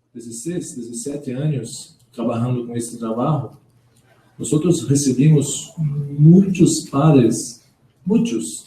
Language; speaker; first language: Spanish; non-native, learner; Portuguese